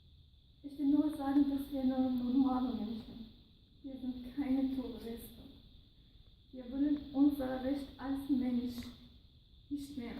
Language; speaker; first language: German; non-native, learner; Kurdish